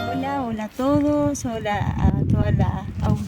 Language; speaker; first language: Spanish; native; Spanish